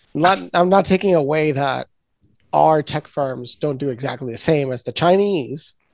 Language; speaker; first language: English; non-native, local second language; Spanish